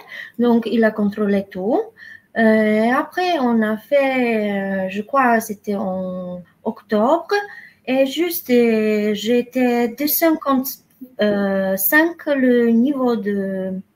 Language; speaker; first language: French; non-native, fluent; Polish